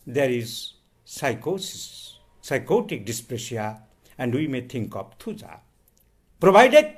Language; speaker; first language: English; non-native, local second language; Bangla